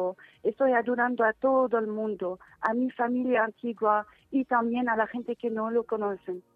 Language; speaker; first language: Spanish; non-native, fluent; Arabic